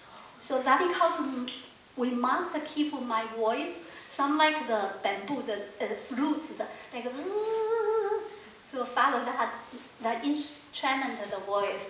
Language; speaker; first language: English; non-native, learner; Chinese